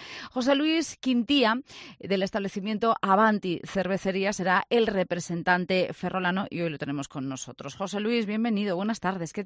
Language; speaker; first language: Spanish; native; Spanish